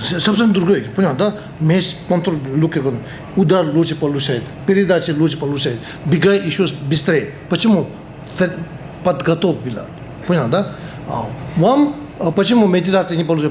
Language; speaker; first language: Russian; non-native, learner; Tibetan